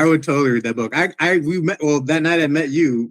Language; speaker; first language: English; native; English